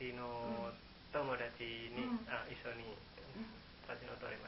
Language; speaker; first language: Japanese; non-native, learner; Indonesian